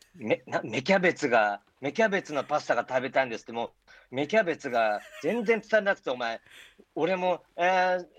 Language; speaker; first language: Japanese; native; Japanese